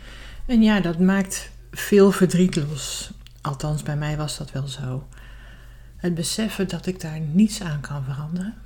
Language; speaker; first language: Dutch; native; Dutch